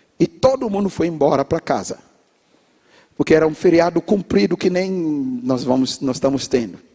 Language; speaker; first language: Portuguese; non-native, fluent; English